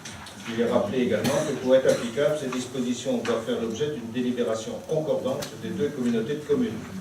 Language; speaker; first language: French; native; French